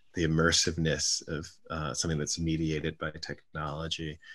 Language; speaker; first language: English; native; English